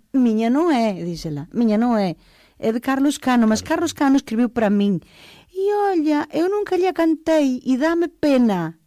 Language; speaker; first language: Galician; early bilingual, other home language; Portuguese